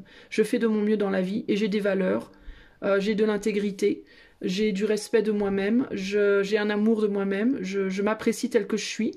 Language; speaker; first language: French; native; French